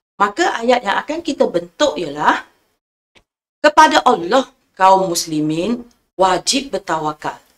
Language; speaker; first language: Malay; non-native, local second language; Chinese